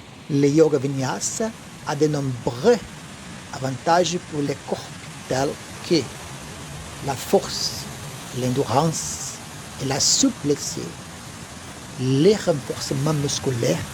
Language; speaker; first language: French; non-native, learner; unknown